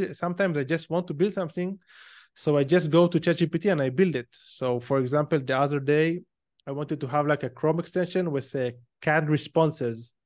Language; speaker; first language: English; non-native, fluent; Hebrew